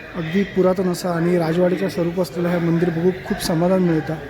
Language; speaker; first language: Marathi; native; Marathi